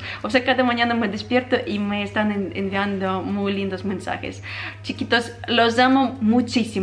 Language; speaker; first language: Spanish; non-native, fluent; Ukrainian